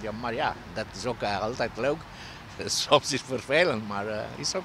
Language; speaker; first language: Dutch; non-native, learner; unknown